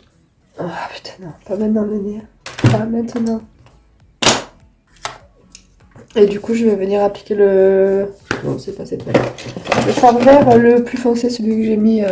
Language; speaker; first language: French; native; French